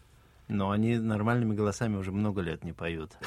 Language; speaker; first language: Russian; native; Russian